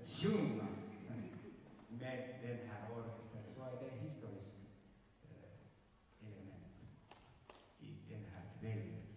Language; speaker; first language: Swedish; non-native, local second language; Finnish